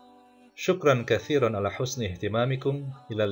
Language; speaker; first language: Arabic; non-native, learner; Indonesian